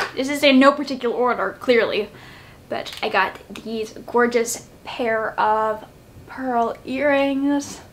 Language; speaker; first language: English; native; English